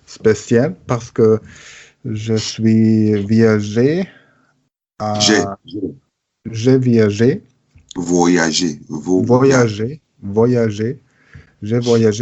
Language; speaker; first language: French; non-native, learner; German